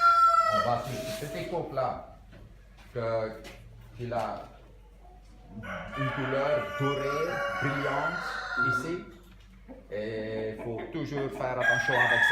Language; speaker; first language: French; non-native, local second language; Dutch